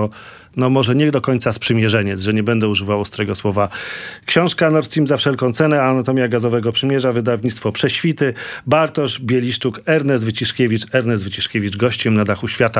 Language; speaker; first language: Polish; native; Polish